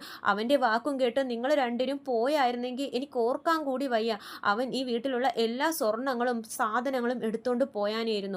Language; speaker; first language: Malayalam; native; Malayalam